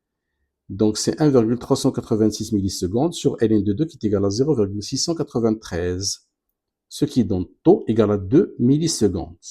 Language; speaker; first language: French; non-native, local second language; Arabic